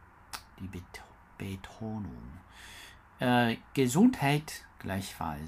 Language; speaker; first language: German; non-native, learner; English